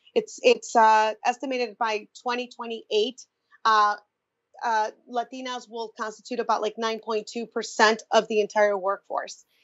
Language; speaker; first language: English; native; English